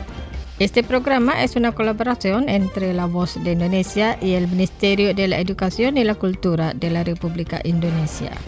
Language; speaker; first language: Spanish; non-native, fluent; Indonesian